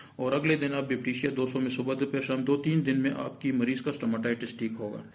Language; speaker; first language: Urdu; non-native, local second language; Pashto